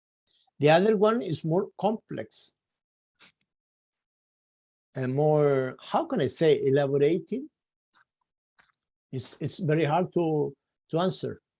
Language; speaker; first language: English; non-native, fluent; Spanish